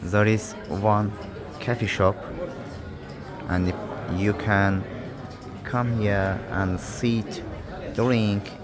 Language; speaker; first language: English; non-native, learner; Azerbaijani